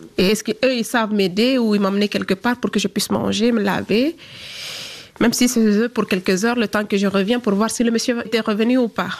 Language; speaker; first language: French; non-native, local second language; Fula